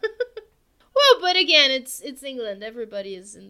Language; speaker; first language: English; non-native, fluent; Portuguese